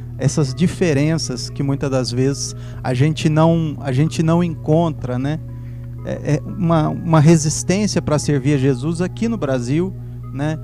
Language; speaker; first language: Portuguese; native; Portuguese